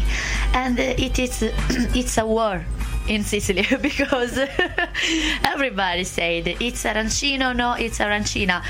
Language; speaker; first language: English; non-native, learner; Italian